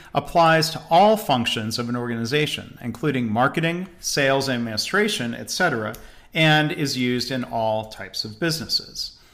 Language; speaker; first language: English; native; English